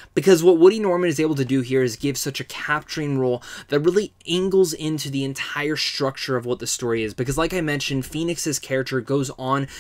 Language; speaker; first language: English; native; English